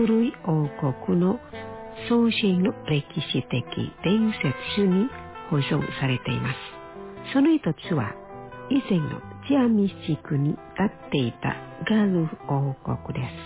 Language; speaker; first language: Japanese; non-native, fluent; Indonesian